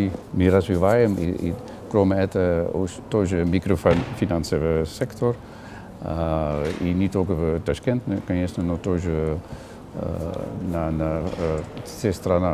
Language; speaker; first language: Russian; non-native, learner; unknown